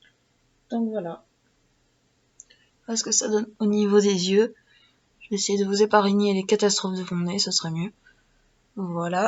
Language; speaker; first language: French; native; French